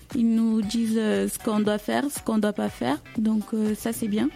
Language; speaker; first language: French; early bilingual, other home language; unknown